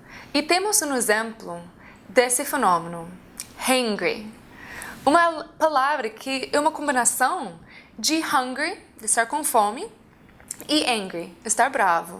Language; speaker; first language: Portuguese; non-native, fluent; English